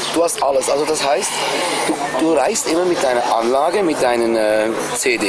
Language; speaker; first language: German; native; German